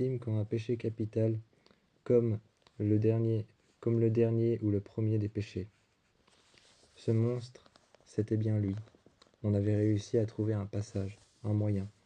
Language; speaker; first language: French; native; French